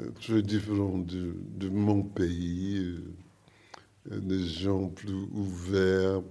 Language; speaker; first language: French; non-native, learner; English